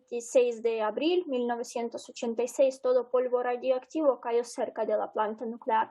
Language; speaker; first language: Spanish; non-native, fluent; Ukrainian